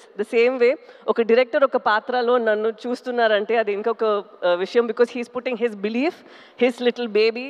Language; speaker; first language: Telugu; non-native, fluent; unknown